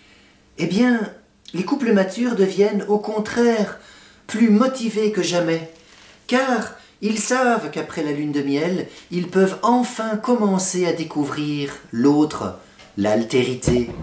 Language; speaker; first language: French; native; French